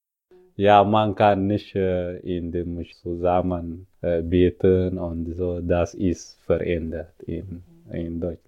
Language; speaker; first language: German; non-native, learner; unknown